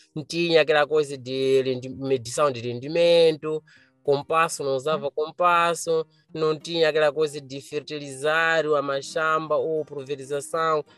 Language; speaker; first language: Portuguese; non-native, local second language; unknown